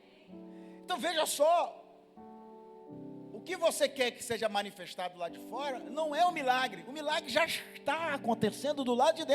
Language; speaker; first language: Portuguese; native; Portuguese